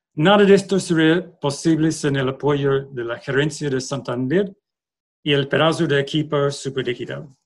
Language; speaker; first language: Spanish; non-native, fluent; English